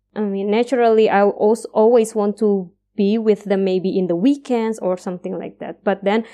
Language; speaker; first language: English; non-native, fluent; Indonesian